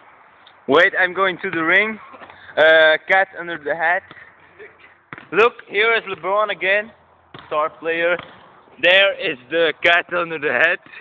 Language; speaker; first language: English; non-native, learner; Dutch